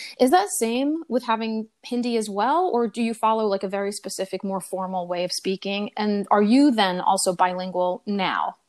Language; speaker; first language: English; native; English